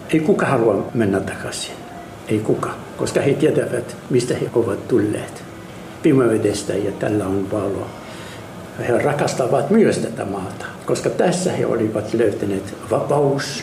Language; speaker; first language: Finnish; non-native, fluent; Arabic